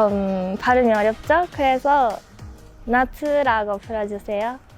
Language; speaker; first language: Korean; non-native, learner; Japanese